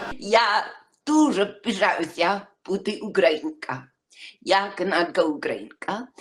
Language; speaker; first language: Ukrainian; early bilingual, heritage; English